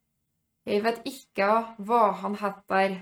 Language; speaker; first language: Norwegian; non-native, fluent; Polish